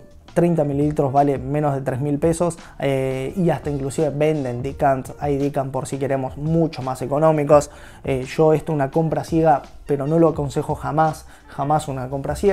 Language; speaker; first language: Spanish; native; Spanish